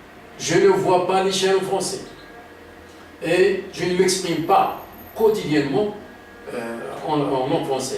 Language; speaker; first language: French; non-native, local second language; Arabic